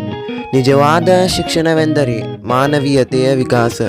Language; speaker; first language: Kannada; native; Kannada